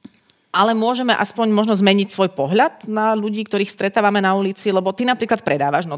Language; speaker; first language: Slovak; native; Slovak